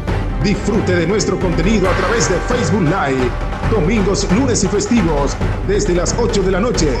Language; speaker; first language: Spanish; native; Spanish